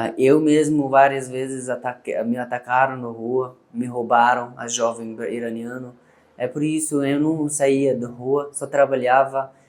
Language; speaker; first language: Portuguese; non-native, learner; Persian